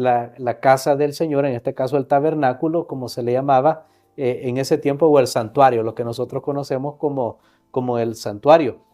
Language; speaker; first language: Spanish; native; Spanish